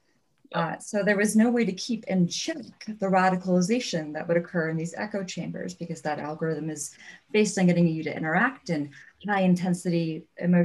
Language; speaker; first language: English; native; English